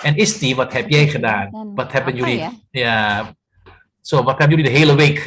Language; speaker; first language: Dutch; non-native, fluent; Indonesian